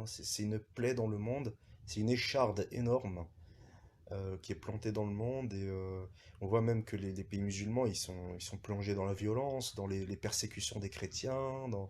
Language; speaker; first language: French; early bilingual, other home language; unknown